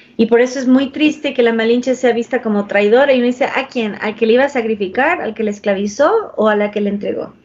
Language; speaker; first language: Spanish; early bilingual, heritage; English